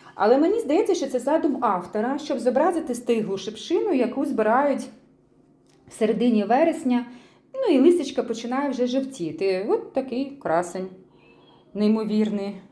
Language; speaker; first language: Ukrainian; non-native, local second language; Russian